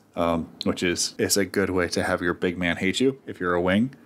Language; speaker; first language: English; native; English